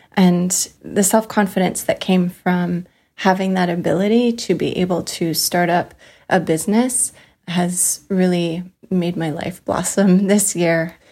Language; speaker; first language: English; native; English